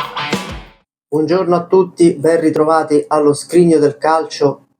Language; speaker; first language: Italian; native; Italian